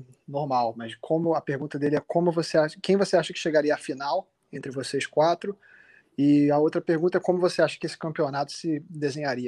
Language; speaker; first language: Portuguese; native; Portuguese